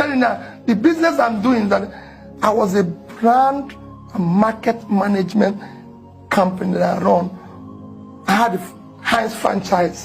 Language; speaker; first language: English; non-native, local second language; Igbo